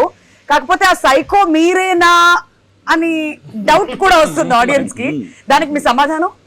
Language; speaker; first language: Telugu; native; Telugu